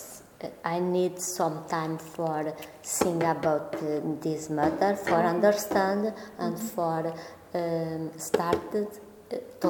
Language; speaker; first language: English; non-native, learner; Portuguese